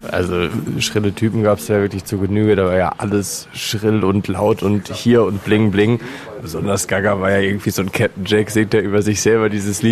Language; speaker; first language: German; native; German